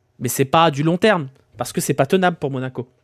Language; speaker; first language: French; native; French